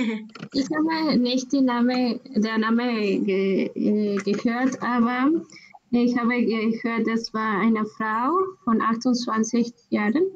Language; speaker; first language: German; non-native, learner; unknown